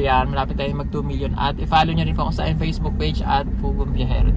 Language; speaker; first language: Filipino; native; Filipino